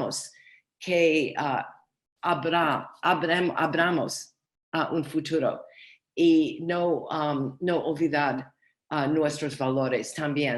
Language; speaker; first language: Spanish; non-native, learner; English